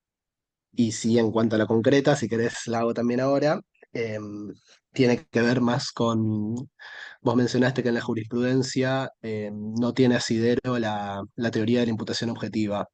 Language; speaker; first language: Spanish; native; Spanish